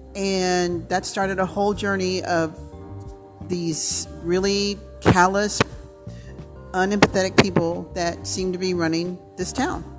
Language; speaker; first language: English; early bilingual, other home language; Spanish